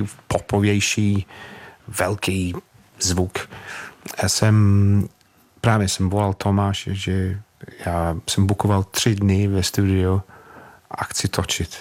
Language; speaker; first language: Czech; non-native, fluent; English